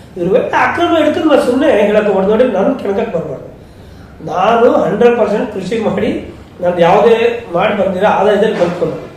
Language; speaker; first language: Kannada; native; Kannada